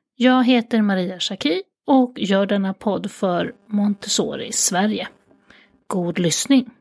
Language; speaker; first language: Swedish; native; Swedish